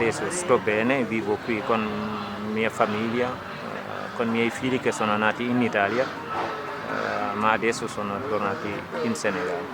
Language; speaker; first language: Italian; non-native, fluent; Wolof